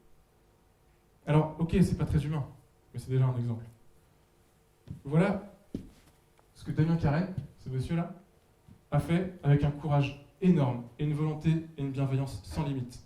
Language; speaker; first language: French; native; French